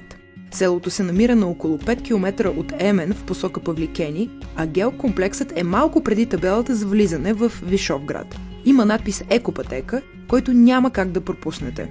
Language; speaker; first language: Bulgarian; native; Bulgarian